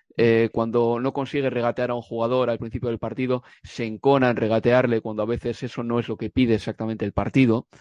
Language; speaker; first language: Spanish; native; Spanish